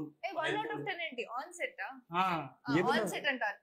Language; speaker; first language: Telugu; non-native, local second language; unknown